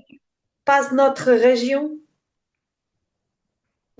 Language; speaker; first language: French; non-native, learner; Ukrainian